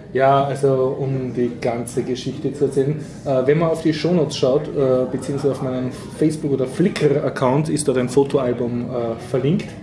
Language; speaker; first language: German; native; German